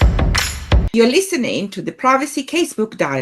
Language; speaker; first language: English; non-native, fluent; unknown